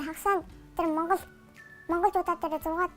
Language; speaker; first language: Mongolian; early bilingual, heritage; Mongolian